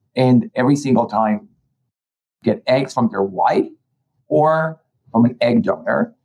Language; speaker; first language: English; early bilingual, other home language; Spanish